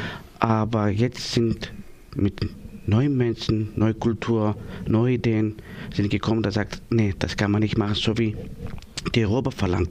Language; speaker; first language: German; non-native, learner; Greek